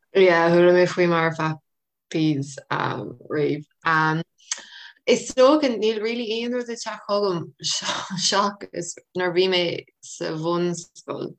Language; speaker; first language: Irish; non-native, local second language; English